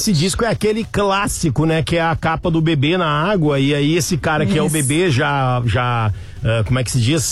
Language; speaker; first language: Portuguese; native; Portuguese